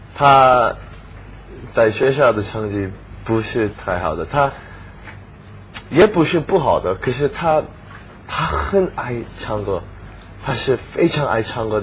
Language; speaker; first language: Chinese; non-native, learner; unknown